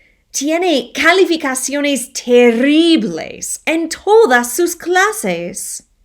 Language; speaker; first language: Spanish; non-native, fluent; English